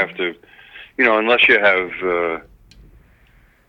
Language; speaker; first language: English; native; English